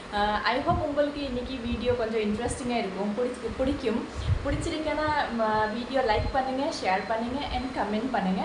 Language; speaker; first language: Tamil; non-native, fluent; Assamese